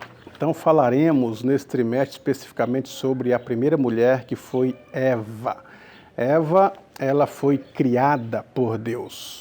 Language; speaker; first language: Portuguese; native; Portuguese